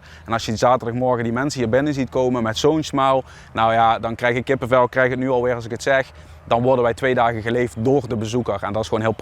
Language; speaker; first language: Dutch; native; Dutch